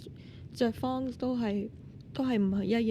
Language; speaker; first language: Cantonese; non-native, fluent; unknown